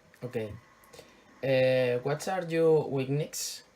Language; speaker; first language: English; non-native, learner; Spanish